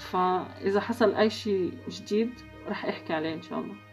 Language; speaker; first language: Arabic; native; Arabic